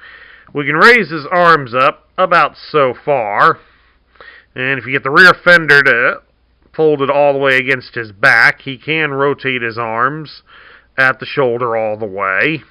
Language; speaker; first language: English; native; English